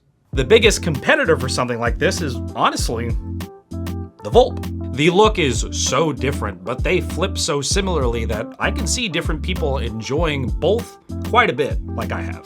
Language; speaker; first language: English; native; English